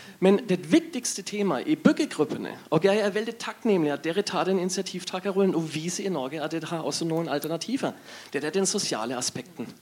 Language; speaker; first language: Norwegian; non-native, learner; German